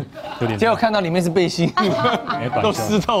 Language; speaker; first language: Chinese; native; Chinese